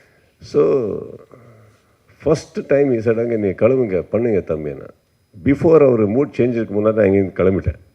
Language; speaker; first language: Tamil; non-native, learner; Kannada